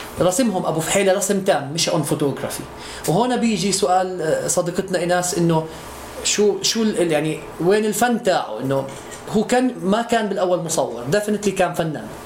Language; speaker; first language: Arabic; native; Arabic